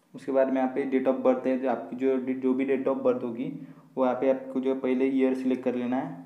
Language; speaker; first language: Hindi; non-native, local second language; Marathi